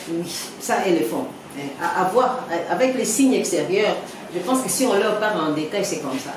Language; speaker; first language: French; non-native, local second language; Lingala